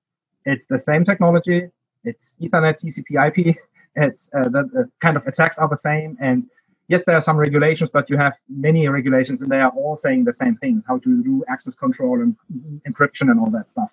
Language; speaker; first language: English; non-native, fluent; German